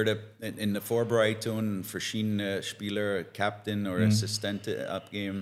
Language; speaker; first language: German; non-native, learner; English